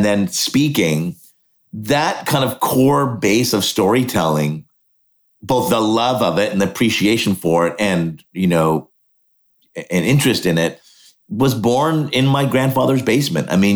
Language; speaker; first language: English; native; English